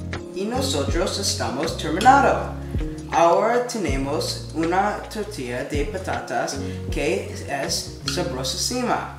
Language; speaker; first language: Spanish; non-native, learner; English